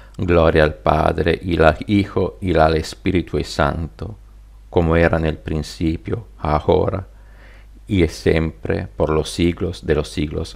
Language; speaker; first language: Spanish; non-native, learner; Italian